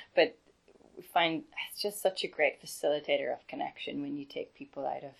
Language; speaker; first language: English; native; English